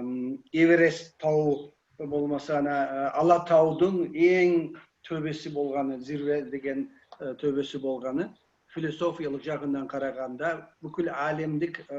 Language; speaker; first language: Kyrgyz; non-native, learner; Kazakh